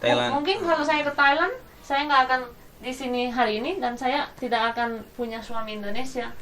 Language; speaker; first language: Indonesian; non-native, fluent; Spanish